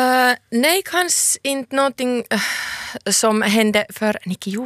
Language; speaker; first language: Swedish; non-native, local second language; Finnish